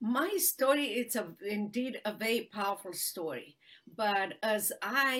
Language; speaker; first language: English; non-native, fluent; Romanian